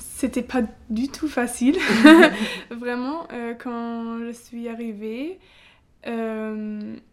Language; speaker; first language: French; non-native, fluent; German